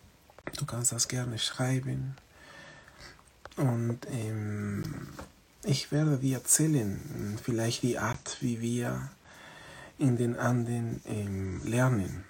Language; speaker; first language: German; non-native, fluent; Spanish